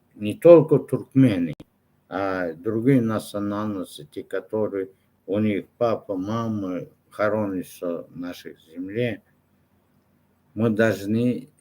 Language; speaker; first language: Russian; non-native, local second language; Turkmen